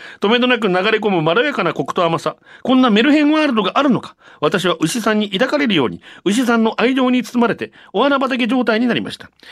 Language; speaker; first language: Japanese; native; Japanese